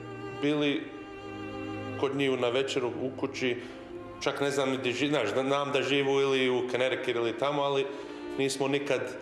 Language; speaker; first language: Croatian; early bilingual, heritage; Croatian